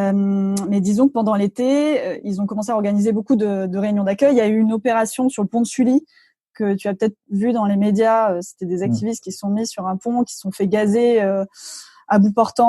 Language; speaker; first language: French; native; French